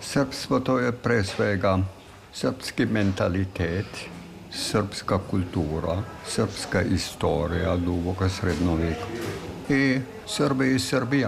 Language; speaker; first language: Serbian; non-native, fluent; German